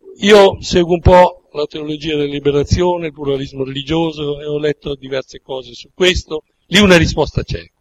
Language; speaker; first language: Italian; native; Italian